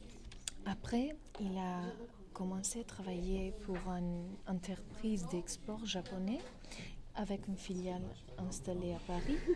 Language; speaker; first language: French; non-native, learner; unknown